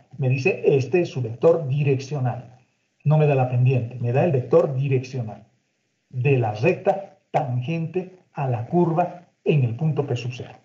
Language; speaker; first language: Spanish; native; Spanish